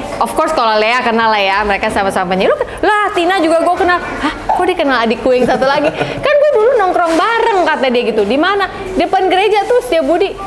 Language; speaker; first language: Indonesian; native; Indonesian